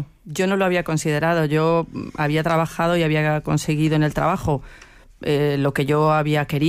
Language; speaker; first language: Spanish; native; Spanish